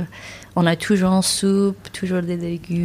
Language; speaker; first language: French; non-native, fluent; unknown